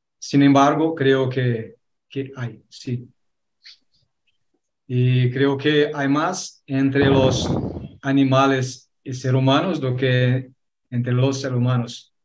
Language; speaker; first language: Spanish; non-native, fluent; Portuguese